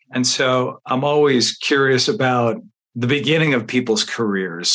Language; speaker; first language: English; native; English